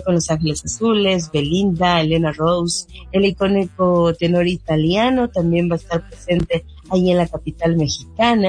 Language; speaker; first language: Spanish; native; Spanish